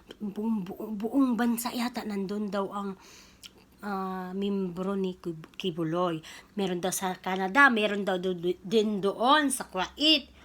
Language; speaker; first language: Filipino; non-native, local second language; Cebuano